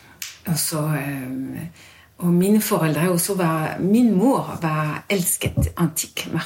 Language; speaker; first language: Norwegian; non-native, fluent; French